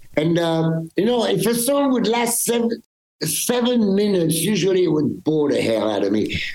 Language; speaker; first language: English; early bilingual, other home language; French